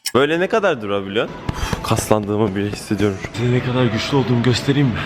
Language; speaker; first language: Turkish; non-native, fluent; Japanese